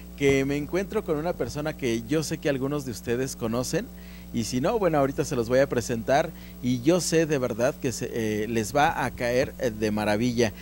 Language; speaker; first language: Spanish; native; Spanish